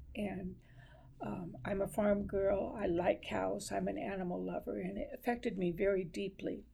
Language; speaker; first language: English; native; English